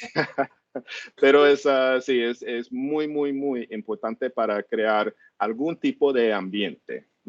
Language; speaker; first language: Spanish; non-native, learner; English